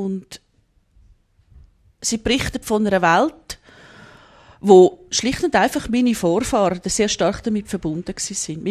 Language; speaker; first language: German; native; German